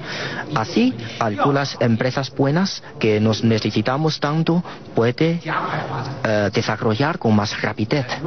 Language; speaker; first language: Spanish; non-native, fluent; Chinese